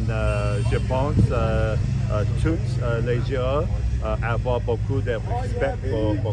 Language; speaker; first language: French; non-native, learner; English